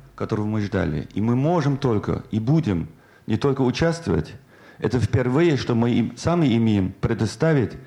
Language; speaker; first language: Russian; non-native, fluent; German